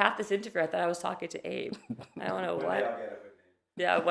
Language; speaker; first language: English; native; English